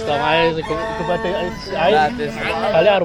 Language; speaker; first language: Arabic; non-native, fluent; Chinese